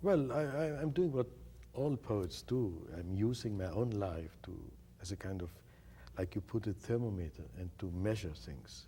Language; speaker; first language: English; non-native, fluent; German